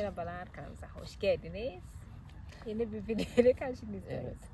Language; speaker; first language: Turkish; non-native, fluent; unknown